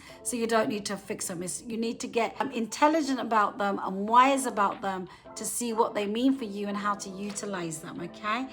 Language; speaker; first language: English; native; English